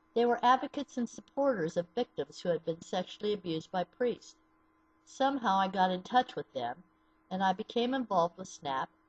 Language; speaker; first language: English; native; English